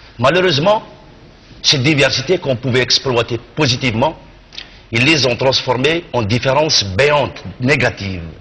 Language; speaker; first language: French; non-native, local second language; Kabyle